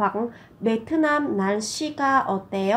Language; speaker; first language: Korean; non-native, fluent; Vietnamese